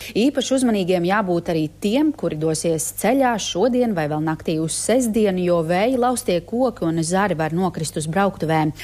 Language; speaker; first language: Latvian; native; Latvian